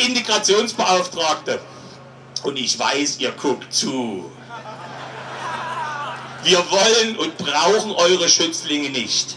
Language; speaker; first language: German; native; German